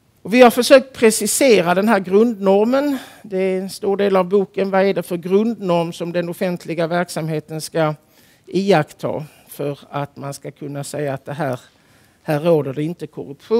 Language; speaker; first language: Swedish; native; Swedish